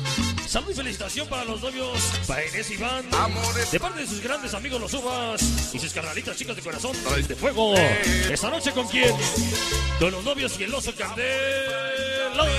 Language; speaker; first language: Spanish; native; Spanish